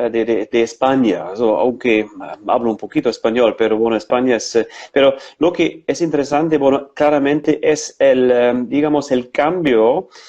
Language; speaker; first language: Spanish; non-native, fluent; German